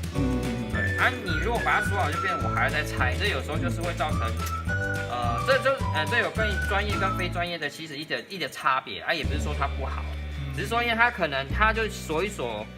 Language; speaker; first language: Chinese; native; Chinese